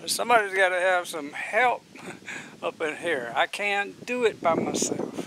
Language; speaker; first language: English; native; English